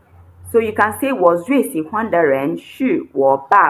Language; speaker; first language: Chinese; non-native, fluent; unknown